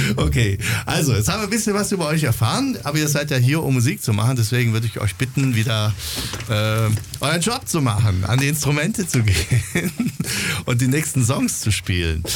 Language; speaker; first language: German; native; German